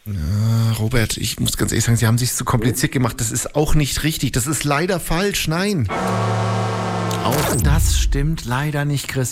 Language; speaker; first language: German; native; German